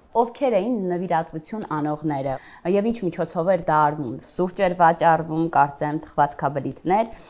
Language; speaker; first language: Armenian; native; Armenian